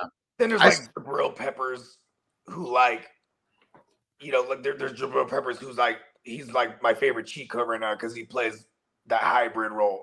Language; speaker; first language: English; native; English